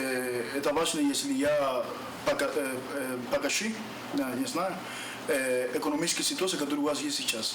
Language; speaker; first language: Russian; non-native, learner; Spanish